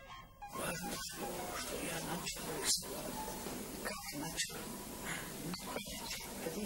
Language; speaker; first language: Russian; non-native, learner; Croatian